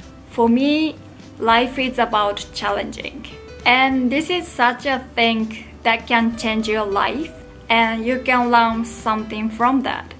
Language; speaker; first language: English; non-native, fluent; Japanese